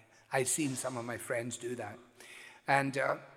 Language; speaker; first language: English; native; English